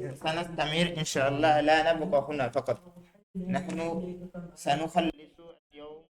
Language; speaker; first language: Arabic; non-native, fluent; Bangla